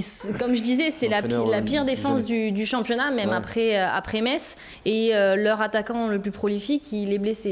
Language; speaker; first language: French; native; French